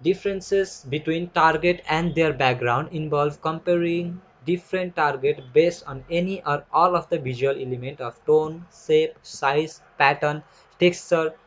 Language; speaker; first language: English; non-native, local second language; Nepali